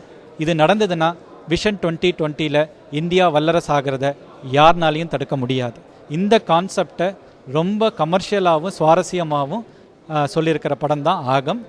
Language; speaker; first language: Tamil; native; Tamil